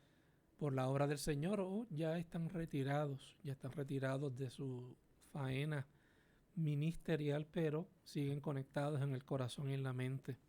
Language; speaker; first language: Spanish; native; Spanish